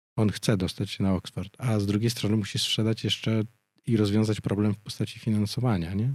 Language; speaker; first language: Polish; native; Polish